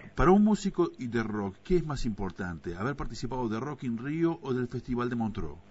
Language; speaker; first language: Spanish; native; Spanish